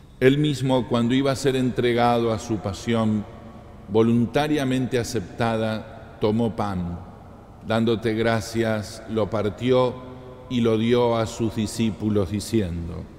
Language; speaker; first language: Spanish; native; Spanish